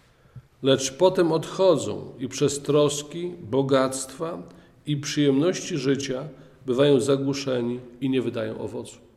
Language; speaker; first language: Polish; native; Polish